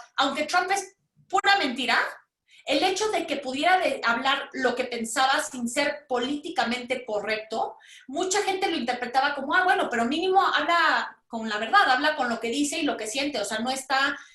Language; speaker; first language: Spanish; native; Spanish